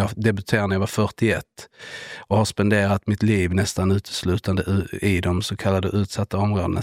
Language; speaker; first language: Swedish; native; Swedish